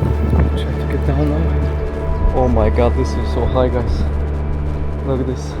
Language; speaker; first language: English; non-native, fluent; Polish